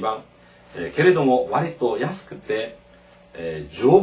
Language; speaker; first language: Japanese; non-native, fluent; Korean